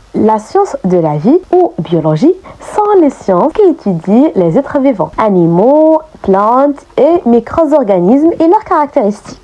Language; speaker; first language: French; non-native, local second language; Arabic